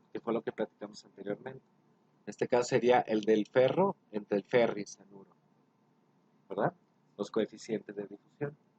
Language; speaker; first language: Spanish; native; Spanish